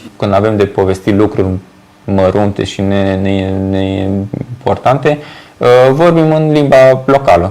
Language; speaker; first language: Romanian; non-native, local second language; Ukrainian